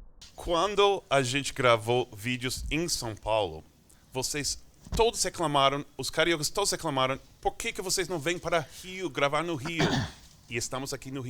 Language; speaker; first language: Portuguese; non-native, fluent; English